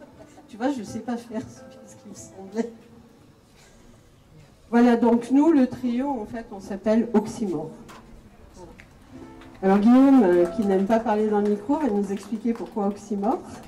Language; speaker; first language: French; native; French